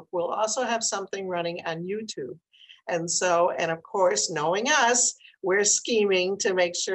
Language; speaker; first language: English; native; English